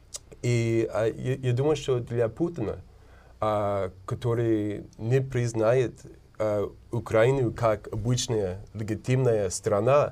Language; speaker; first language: Russian; non-native, learner; English